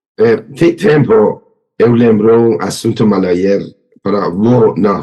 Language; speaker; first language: Portuguese; non-native, learner; Persian